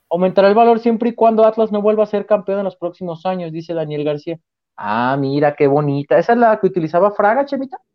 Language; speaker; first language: Spanish; native; Spanish